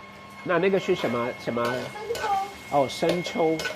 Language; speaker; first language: Chinese; non-native, fluent; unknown